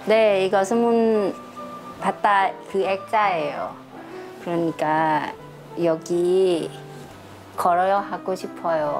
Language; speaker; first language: Korean; non-native, learner; Thai